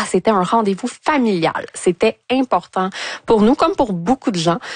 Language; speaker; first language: French; native; French